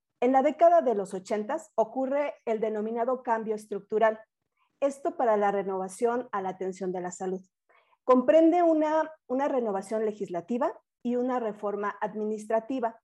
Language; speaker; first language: Spanish; native; Spanish